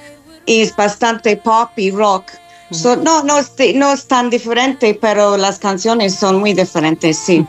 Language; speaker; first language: Spanish; non-native, learner; English